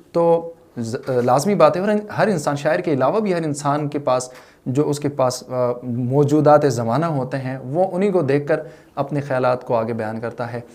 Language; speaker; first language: Urdu; non-native, local second language; Shina